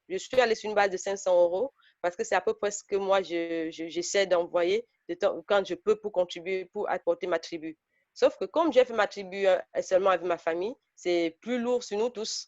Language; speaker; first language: French; native; French